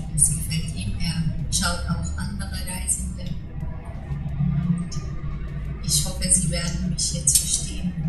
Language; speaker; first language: German; non-native, fluent; Arabic